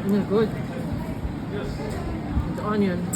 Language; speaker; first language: English; non-native, local second language; Filipino